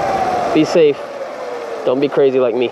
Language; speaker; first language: English; native; English